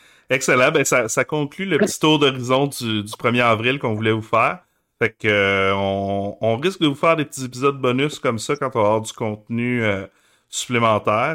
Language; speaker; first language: French; native; French